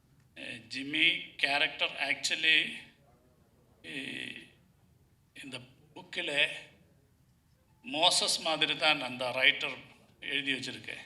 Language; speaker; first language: Tamil; non-native, learner; Malayalam